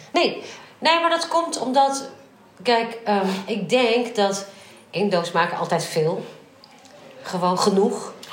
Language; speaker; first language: Dutch; native; Dutch